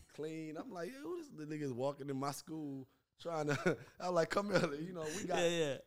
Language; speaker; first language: English; native; English